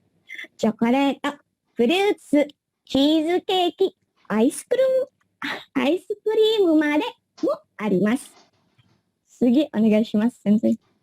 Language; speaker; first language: Japanese; non-native, learner; Indonesian